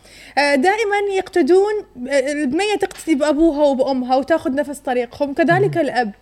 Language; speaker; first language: Arabic; native; Arabic